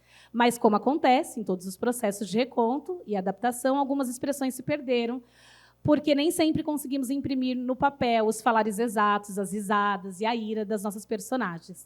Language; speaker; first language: Portuguese; native; Portuguese